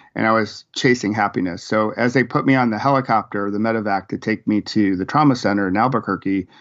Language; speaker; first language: English; native; English